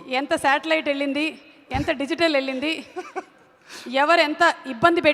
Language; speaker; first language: Telugu; native; Telugu